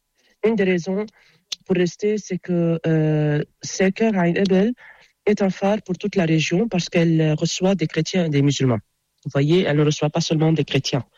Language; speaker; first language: French; non-native, local second language; Arabic